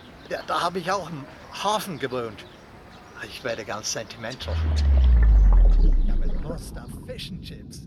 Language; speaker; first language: German; non-native, learner; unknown